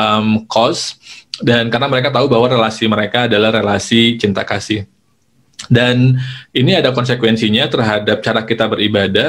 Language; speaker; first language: Indonesian; native; Indonesian